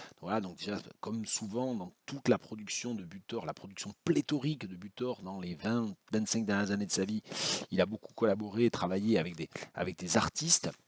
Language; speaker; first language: French; native; French